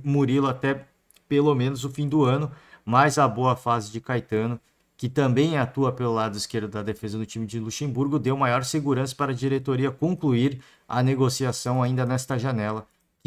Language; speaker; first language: Portuguese; native; Portuguese